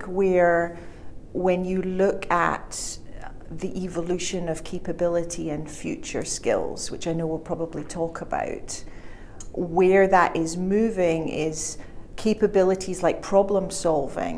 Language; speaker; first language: English; native; English